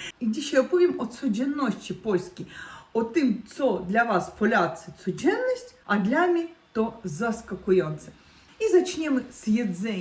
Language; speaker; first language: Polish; non-native, learner; Russian